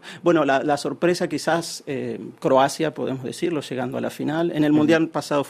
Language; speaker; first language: Spanish; native; Spanish